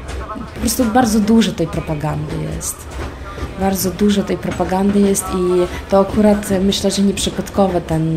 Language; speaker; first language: Polish; non-native, fluent; Ukrainian